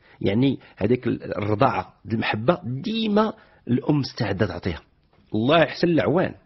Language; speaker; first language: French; non-native, local second language; Arabic